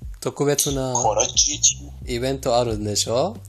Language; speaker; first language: Japanese; non-native, fluent; Persian